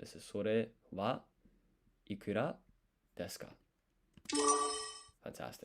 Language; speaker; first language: Japanese; non-native, learner; English